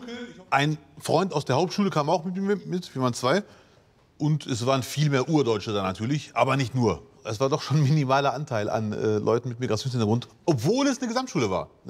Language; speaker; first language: German; early bilingual, other home language; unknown